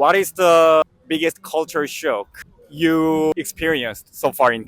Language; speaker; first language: English; non-native, learner; Korean